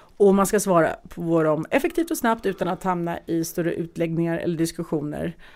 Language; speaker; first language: Swedish; early bilingual, other home language; Russian